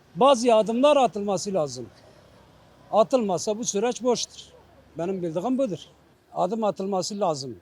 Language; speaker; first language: Turkish; non-native, local second language; Kurdish